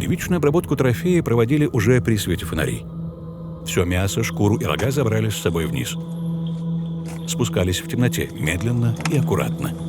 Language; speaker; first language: Russian; native; Russian